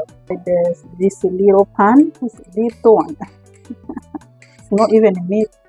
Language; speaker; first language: English; non-native, fluent; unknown